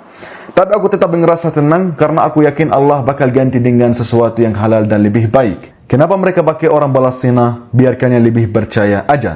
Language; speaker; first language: Indonesian; non-native, fluent; Arabic